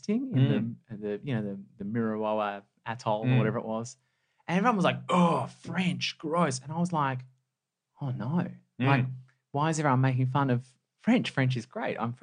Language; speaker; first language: English; native; English